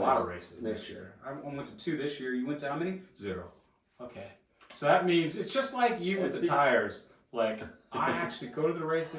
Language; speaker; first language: English; native; English